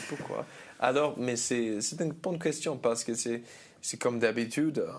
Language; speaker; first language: French; non-native, learner; English